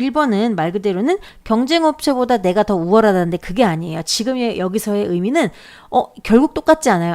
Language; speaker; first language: Korean; native; Korean